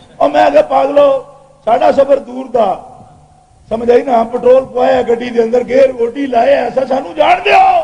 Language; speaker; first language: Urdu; non-native, local second language; Punjabi